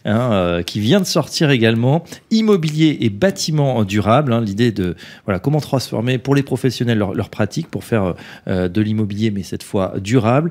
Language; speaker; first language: French; native; French